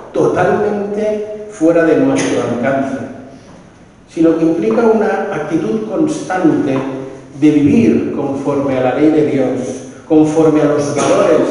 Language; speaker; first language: Spanish; native; Spanish